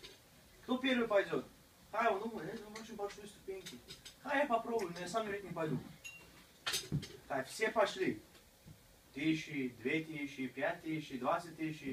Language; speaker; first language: Russian; early bilingual, heritage; Russian